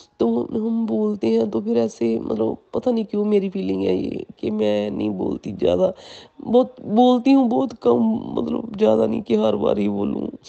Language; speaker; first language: Hindi; non-native, local second language; Punjabi